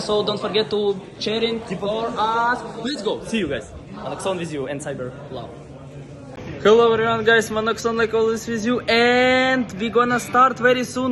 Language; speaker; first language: English; non-native, learner; Ukrainian